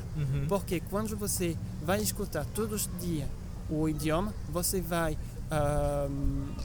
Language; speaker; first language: Portuguese; non-native, learner; French